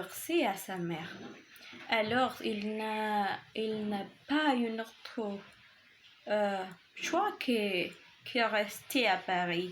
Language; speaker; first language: French; non-native, learner; Spanish